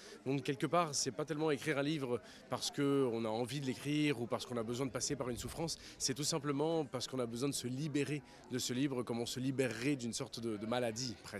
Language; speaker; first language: French; early bilingual, heritage; Spanish